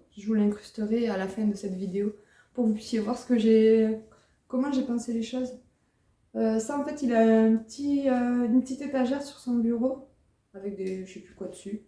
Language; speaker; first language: French; native; French